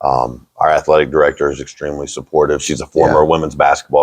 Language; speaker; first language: English; native; English